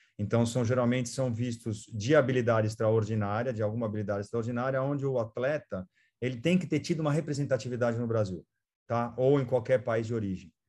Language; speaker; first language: Portuguese; native; Portuguese